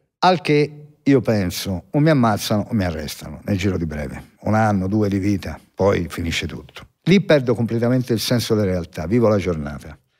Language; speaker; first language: Italian; native; Italian